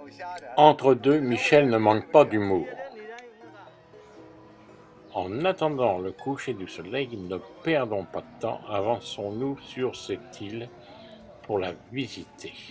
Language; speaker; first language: French; native; French